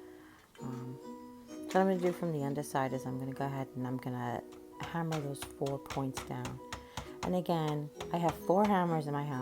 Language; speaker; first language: English; native; English